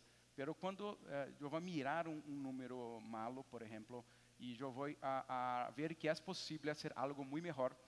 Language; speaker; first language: Spanish; non-native, learner; Portuguese